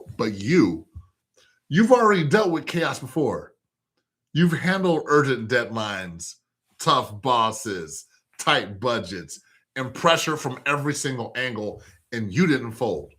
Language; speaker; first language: English; native; English